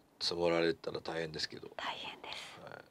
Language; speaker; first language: Japanese; native; Japanese